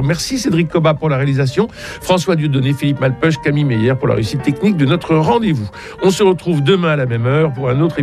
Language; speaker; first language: French; native; French